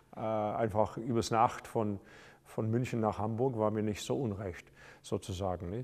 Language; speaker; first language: German; non-native, fluent; English